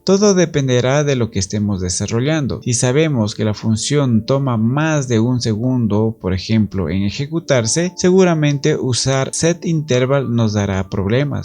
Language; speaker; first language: Spanish; native; Spanish